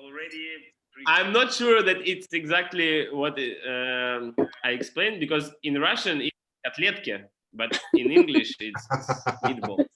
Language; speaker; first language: English; non-native, learner; Russian